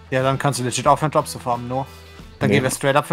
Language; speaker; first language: German; native; German